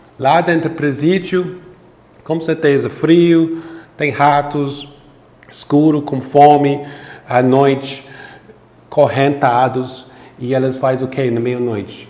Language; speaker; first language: Portuguese; non-native, fluent; English